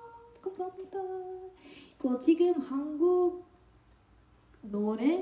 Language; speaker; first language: Korean; non-native, learner; English